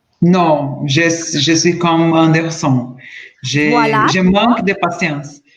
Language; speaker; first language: French; non-native, learner; Portuguese